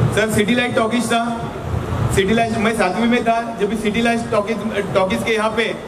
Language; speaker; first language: Hindi; non-native, local second language; Marathi